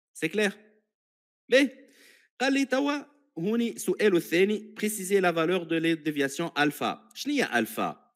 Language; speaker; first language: French; non-native, local second language; Arabic